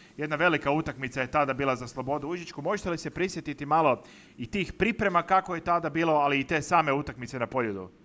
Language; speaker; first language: Croatian; native; Croatian